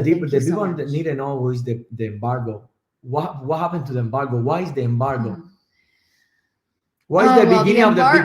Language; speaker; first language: English; non-native, learner; Spanish